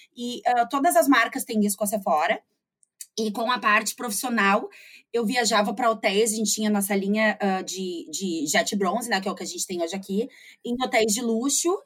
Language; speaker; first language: Portuguese; native; Portuguese